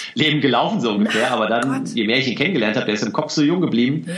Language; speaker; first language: German; native; German